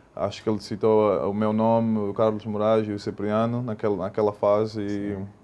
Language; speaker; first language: Portuguese; non-native, fluent; English